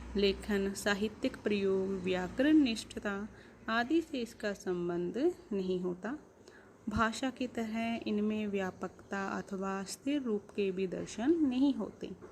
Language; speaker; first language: Hindi; native; Hindi